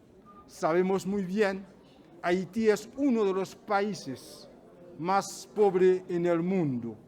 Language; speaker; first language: Spanish; non-native, fluent; Haitian Creole